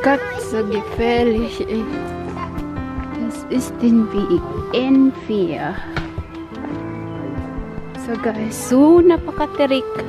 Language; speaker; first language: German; non-native, learner; Filipino